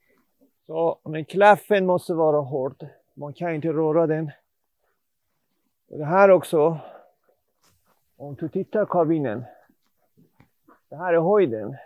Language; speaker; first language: Swedish; non-native, learner; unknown